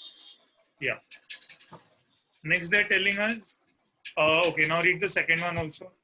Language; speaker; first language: English; non-native, local second language; Hindi